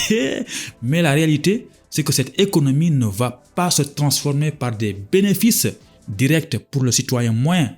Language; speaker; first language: French; non-native, local second language; Wolof